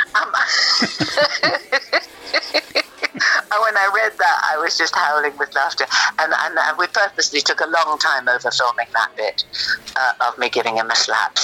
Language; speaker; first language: English; native; English